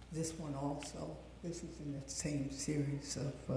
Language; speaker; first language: English; native; English